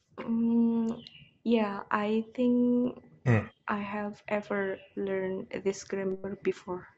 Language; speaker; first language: English; non-native, learner; Indonesian